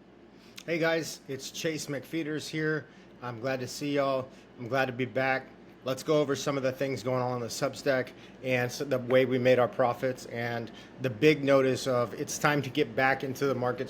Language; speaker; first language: English; native; English